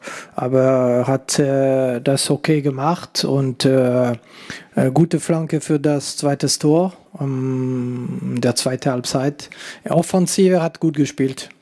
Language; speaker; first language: German; non-native, local second language; French